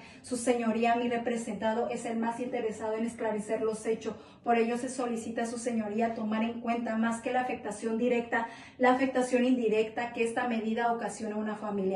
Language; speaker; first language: Spanish; native; Spanish